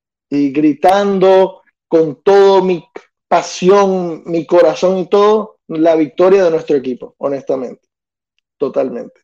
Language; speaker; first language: Spanish; early bilingual, other home language; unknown